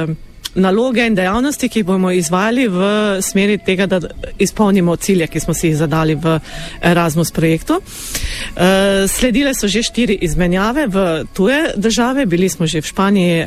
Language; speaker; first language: Slovenian; native; Slovenian